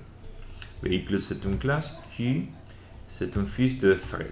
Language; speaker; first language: French; non-native, learner; Spanish